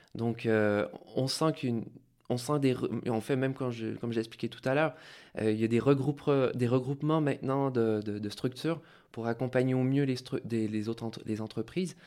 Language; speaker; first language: French; native; French